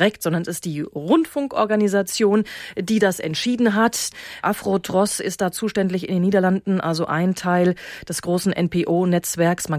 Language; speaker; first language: German; native; German